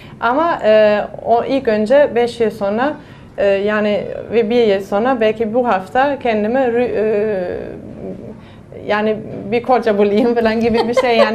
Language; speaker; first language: Turkish; non-native, fluent; German